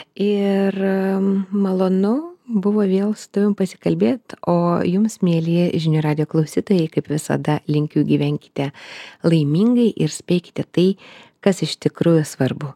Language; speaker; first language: Lithuanian; non-native, local second language; Russian